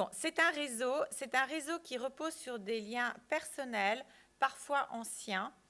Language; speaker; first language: French; native; French